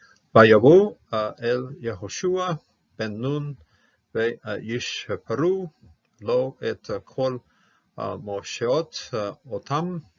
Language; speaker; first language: Hebrew; non-native, fluent; English